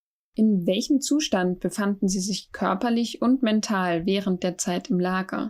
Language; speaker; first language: German; native; German